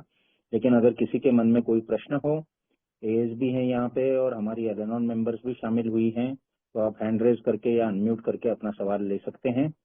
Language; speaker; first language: Hindi; native; Hindi